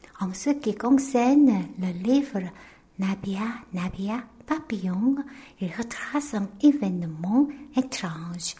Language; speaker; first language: French; non-native, fluent; Korean